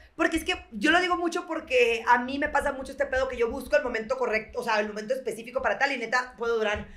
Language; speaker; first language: Spanish; native; Spanish